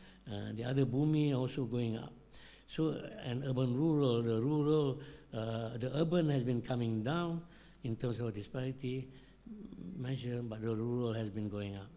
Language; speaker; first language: English; non-native, local second language; Malay